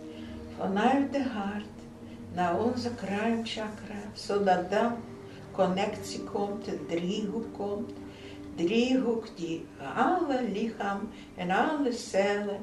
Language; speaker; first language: Dutch; non-native, fluent; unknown